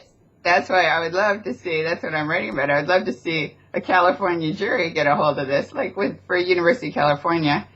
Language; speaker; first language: English; native; English